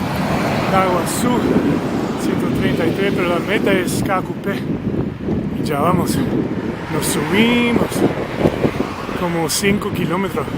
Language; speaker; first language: Spanish; non-native, fluent; English